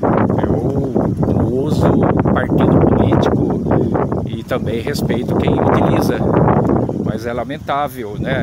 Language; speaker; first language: Portuguese; native; Portuguese